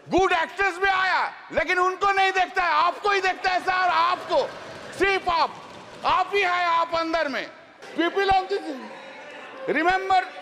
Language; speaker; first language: Hindi; non-native, local second language; Bangla